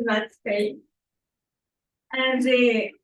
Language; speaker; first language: English; non-native, learner; Portuguese